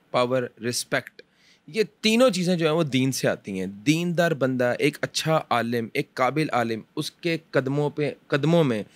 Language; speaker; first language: Urdu; early bilingual, heritage; Urdu